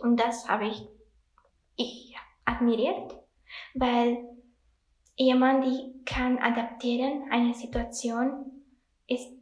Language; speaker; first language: German; non-native, learner; Italian